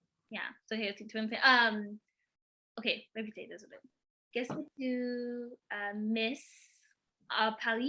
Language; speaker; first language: French; non-native, learner; English